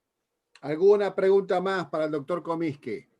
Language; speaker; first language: Spanish; native; Spanish